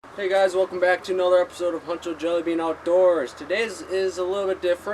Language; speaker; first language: English; native; English